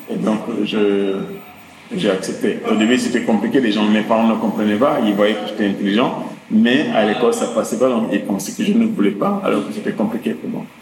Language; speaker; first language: French; non-native, local second language; Wolof